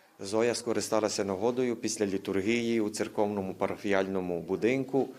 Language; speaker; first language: Ukrainian; early bilingual, heritage; Ukrainian